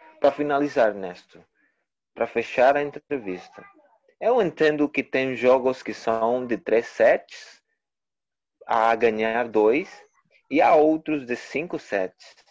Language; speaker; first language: Portuguese; non-native, learner; Spanish